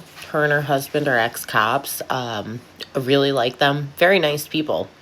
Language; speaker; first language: English; native; English